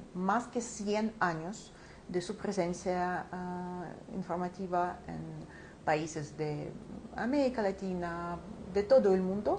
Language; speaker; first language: Spanish; non-native, fluent; Ukrainian